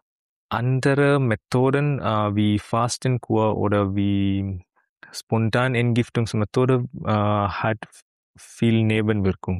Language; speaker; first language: German; non-native, learner; Malayalam